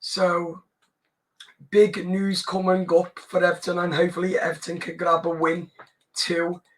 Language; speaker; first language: English; native; English